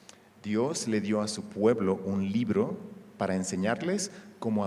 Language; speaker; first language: Spanish; native; Spanish